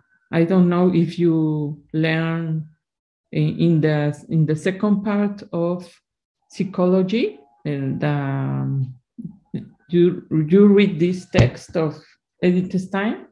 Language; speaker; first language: English; non-native, learner; Spanish